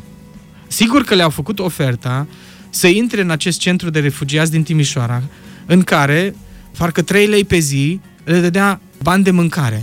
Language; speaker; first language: Romanian; native; Romanian